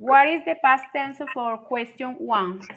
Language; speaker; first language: English; non-native, fluent; Spanish